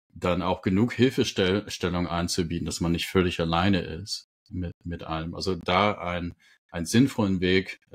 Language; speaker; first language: German; non-native, fluent; English